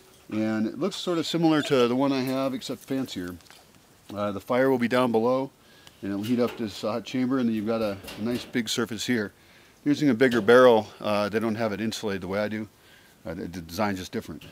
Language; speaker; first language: English; native; English